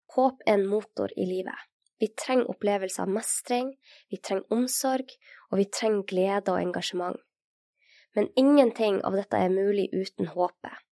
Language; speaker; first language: Norwegian; native; Norwegian